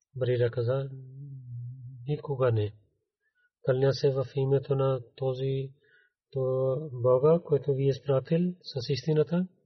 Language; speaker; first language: Bulgarian; non-native, learner; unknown